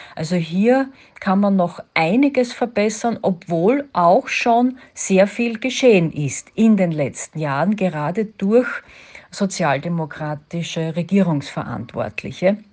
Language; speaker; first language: German; native; German